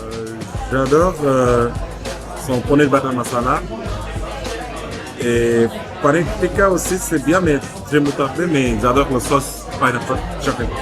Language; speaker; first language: French; non-native, learner; Bangla